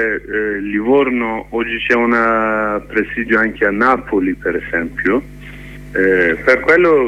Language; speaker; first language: Italian; non-native, learner; Kurdish